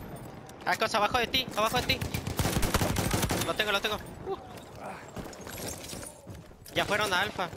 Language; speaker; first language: Spanish; native; Spanish